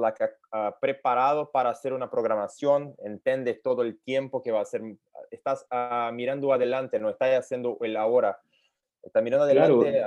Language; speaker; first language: Spanish; non-native, learner; Portuguese